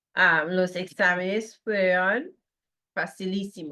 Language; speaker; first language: Spanish; non-native, fluent; English